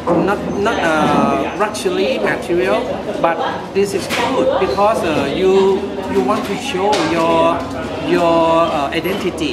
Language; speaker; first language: English; non-native, learner; Thai